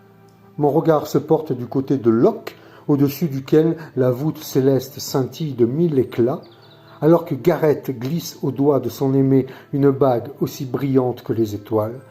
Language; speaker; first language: French; native; French